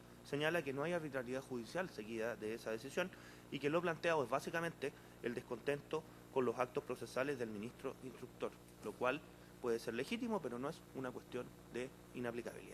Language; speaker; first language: Spanish; native; Spanish